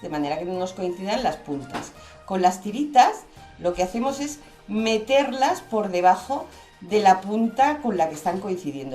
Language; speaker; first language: Spanish; native; Spanish